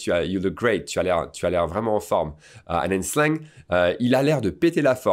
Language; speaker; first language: French; native; French